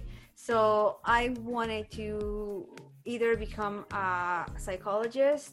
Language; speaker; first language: English; non-native, fluent; Spanish